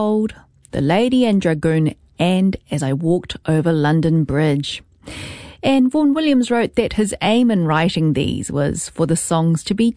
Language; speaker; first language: English; native; English